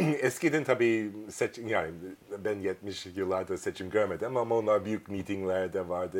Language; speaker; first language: Turkish; non-native, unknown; English